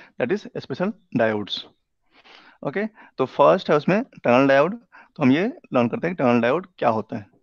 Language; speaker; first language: Hindi; native; Hindi